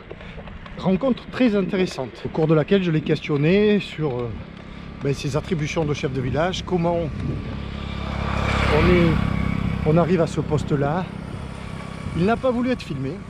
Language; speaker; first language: French; native; French